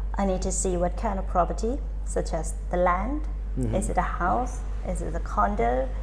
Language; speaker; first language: English; non-native, fluent; Thai